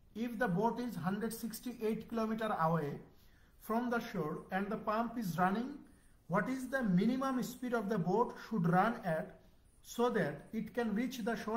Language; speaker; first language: English; non-native, local second language; Bangla